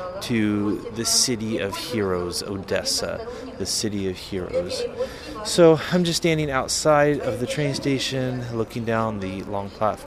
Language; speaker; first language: English; native; English